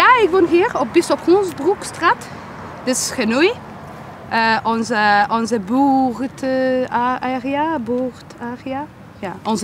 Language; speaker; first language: Dutch; non-native, learner; Polish